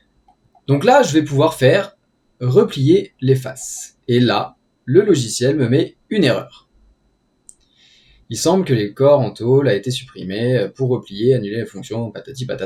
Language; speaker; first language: French; native; French